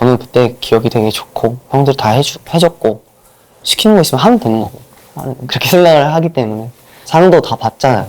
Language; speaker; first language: Korean; non-native, fluent; Japanese